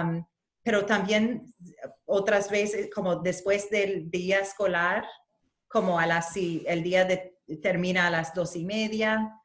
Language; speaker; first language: Spanish; early bilingual, heritage; Spanish